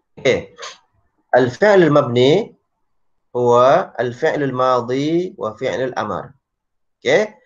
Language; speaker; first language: Arabic; non-native, fluent; Malay